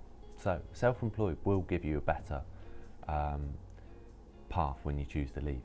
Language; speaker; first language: English; native; English